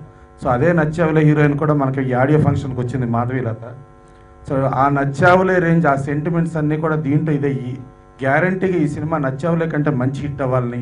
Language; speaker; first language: Telugu; native; Telugu